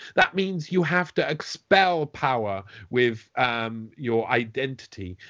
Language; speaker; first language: English; native; English